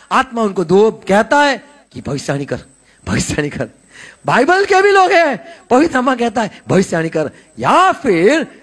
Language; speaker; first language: Hindi; non-native, local second language; Gujarati